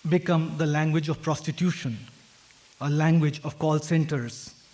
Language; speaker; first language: English; non-native, local second language; Hindi